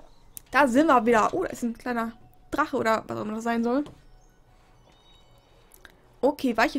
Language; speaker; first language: German; native; German